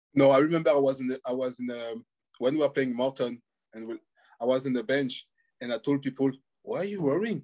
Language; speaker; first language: English; non-native, fluent; French